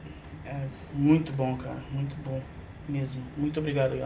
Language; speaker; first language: Portuguese; native; Portuguese